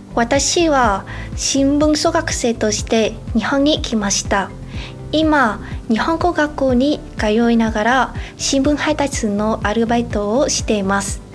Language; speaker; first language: Japanese; non-native, learner; Vietnamese